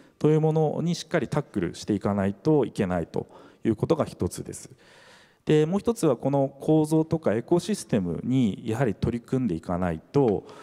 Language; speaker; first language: Japanese; native; Japanese